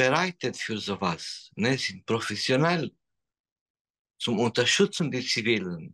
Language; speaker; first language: German; non-native, learner; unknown